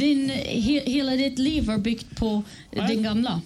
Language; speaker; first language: Swedish; non-native, fluent; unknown